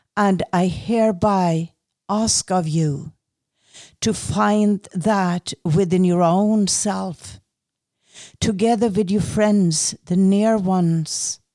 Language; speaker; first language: English; non-native, fluent; Norwegian